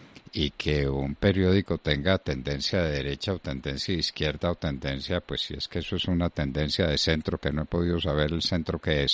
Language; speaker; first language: Spanish; native; Spanish